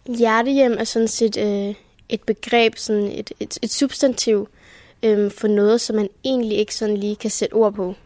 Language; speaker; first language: Danish; early bilingual, heritage; Danish